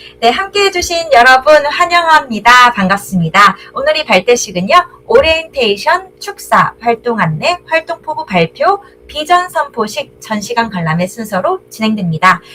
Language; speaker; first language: Korean; native; Korean